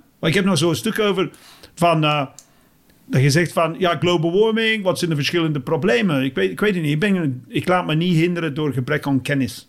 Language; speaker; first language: Dutch; non-native, fluent; English